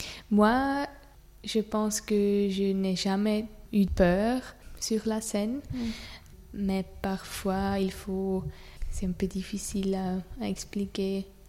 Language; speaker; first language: French; non-native, fluent; German